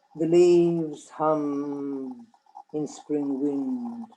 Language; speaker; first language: English; non-native, fluent; Lithuanian